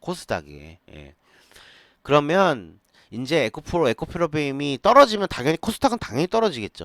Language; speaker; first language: Korean; native; Korean